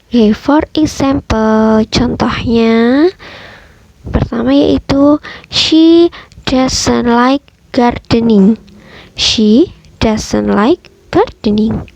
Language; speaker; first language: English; non-native, fluent; Indonesian